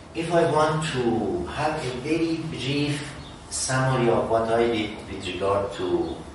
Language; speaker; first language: English; non-native, fluent; Persian